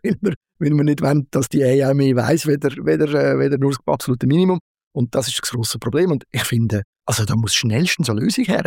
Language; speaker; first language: German; native; German